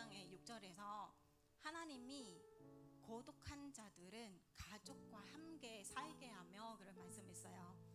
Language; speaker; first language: Korean; non-native, learner; Vietnamese